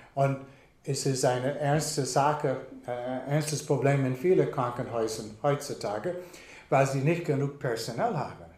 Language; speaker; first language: German; non-native, fluent; English